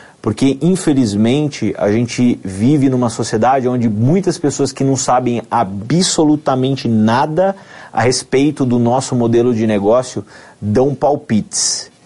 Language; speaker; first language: Portuguese; native; Portuguese